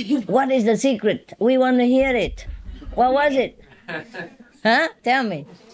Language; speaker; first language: English; non-native, fluent; Vietnamese